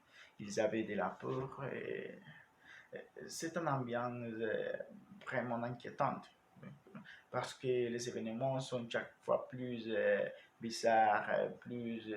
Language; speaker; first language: French; non-native, learner; Spanish